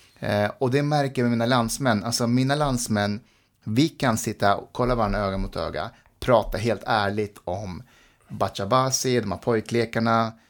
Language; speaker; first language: Swedish; early bilingual, other home language; Persian